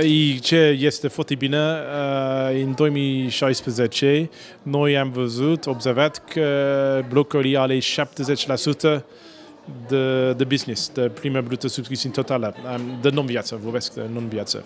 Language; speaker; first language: Romanian; non-native, learner; English